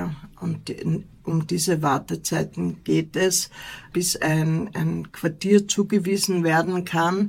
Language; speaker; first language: German; native; German